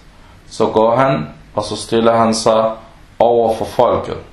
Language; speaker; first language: Danish; early bilingual, other home language; Arabic